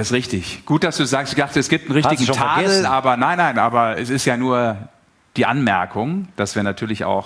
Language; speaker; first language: German; native; German